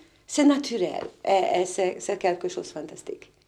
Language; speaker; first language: French; non-native, fluent; Hungarian